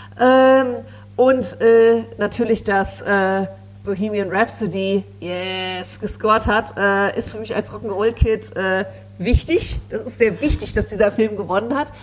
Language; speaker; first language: German; native; German